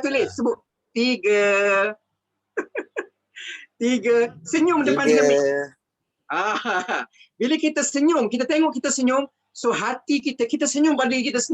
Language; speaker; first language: Malay; native; Malay